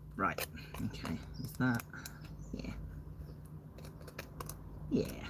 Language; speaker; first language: English; native; English